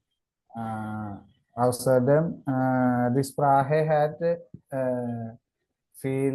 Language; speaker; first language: German; non-native, learner; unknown